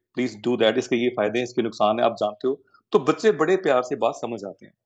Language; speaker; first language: Hindi; native; Hindi